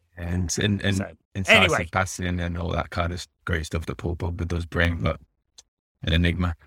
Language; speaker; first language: English; native; English